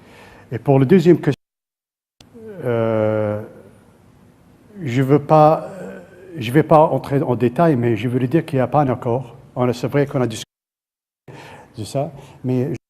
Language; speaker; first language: French; non-native, fluent; Arabic